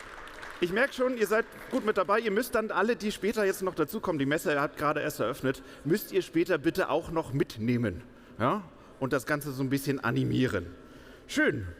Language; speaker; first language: German; native; German